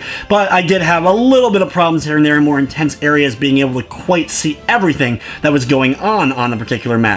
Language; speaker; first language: English; native; English